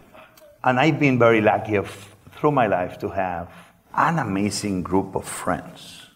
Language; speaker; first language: English; non-native, fluent; Spanish